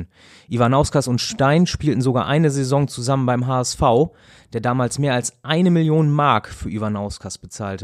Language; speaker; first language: German; native; German